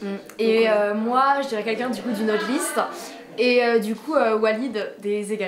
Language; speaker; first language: French; native; French